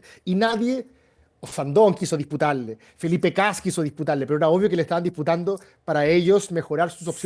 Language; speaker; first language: Spanish; native; Spanish